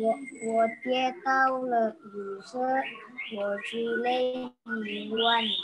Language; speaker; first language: Chinese; non-native, learner; Indonesian